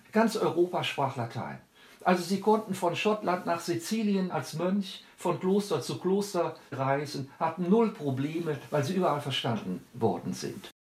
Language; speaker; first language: German; native; German